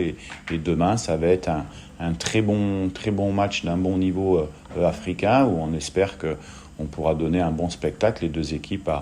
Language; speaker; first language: French; native; French